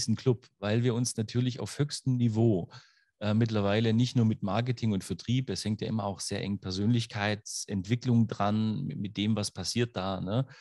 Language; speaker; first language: German; native; German